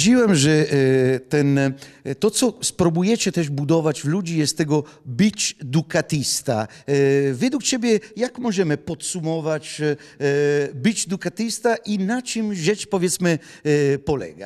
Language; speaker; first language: Polish; non-native, fluent; Italian